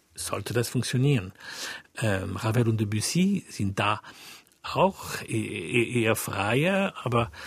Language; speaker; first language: German; non-native, fluent; French